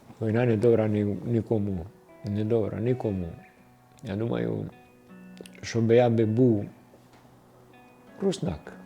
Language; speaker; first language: Ukrainian; early bilingual, heritage; Ukrainian